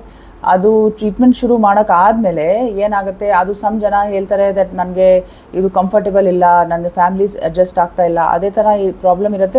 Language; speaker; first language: Kannada; non-native, fluent; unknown